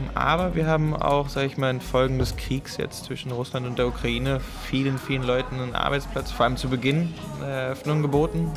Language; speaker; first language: German; native; German